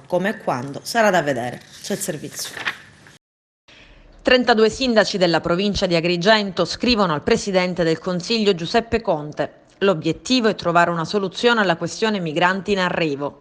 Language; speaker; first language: Italian; native; Italian